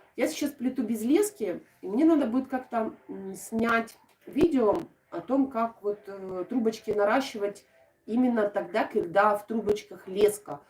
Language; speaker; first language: Russian; native; Russian